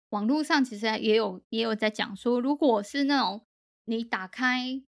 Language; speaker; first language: Chinese; native; Chinese